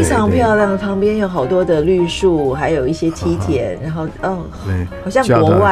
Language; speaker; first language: Chinese; native; Chinese